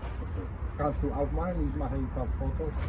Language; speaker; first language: German; non-native, learner; Polish